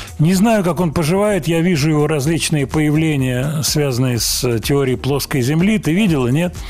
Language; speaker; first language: Russian; native; Russian